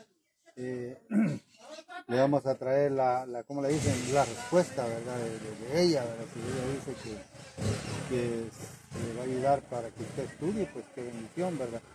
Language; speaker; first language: Spanish; native; Spanish